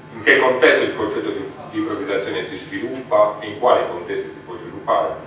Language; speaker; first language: Italian; native; Italian